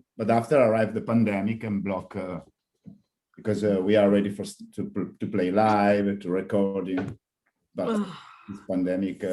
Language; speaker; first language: English; non-native, learner; Italian